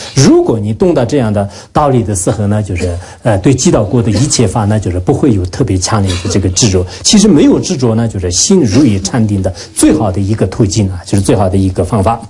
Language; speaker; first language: Chinese; non-native, local second language; Tibetan